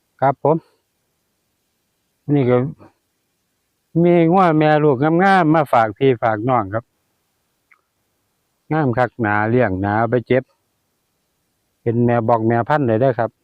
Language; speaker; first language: Thai; non-native, local second language; Lao